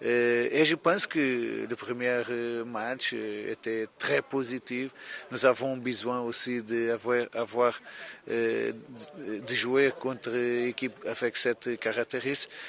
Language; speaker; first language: French; non-native, fluent; Portuguese